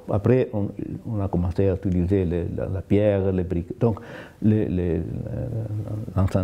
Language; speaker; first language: French; non-native, fluent; Italian